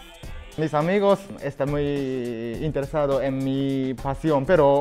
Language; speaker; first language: Spanish; non-native, fluent; Japanese